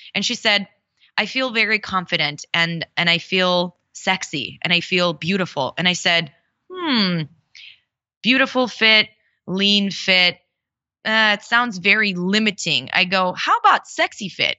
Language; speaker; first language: English; early bilingual, other home language; Russian